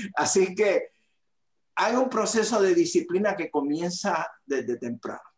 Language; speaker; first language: Spanish; native; Spanish